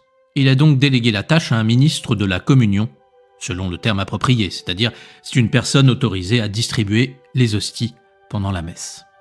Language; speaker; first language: French; native; French